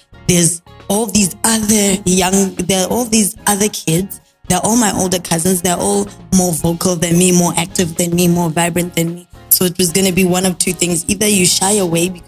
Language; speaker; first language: English; non-native, local second language; Tswana